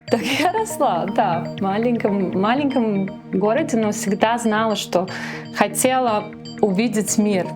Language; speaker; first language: Russian; non-native, local second language; Latvian